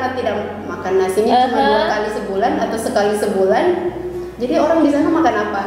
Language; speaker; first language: Indonesian; native; Indonesian